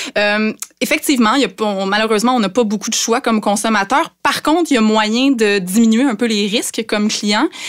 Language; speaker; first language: French; native; French